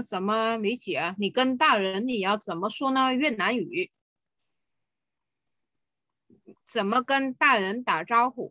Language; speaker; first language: Chinese; non-native, fluent; Vietnamese